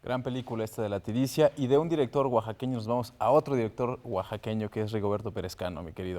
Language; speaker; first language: Spanish; native; Spanish